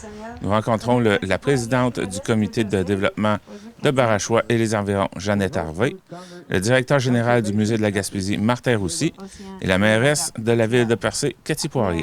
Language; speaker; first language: French; native; French